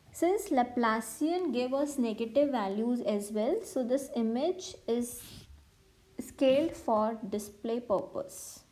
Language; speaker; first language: English; non-native, local second language; Hindi